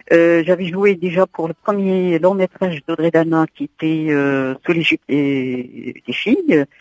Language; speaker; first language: French; non-native, local second language; Arabic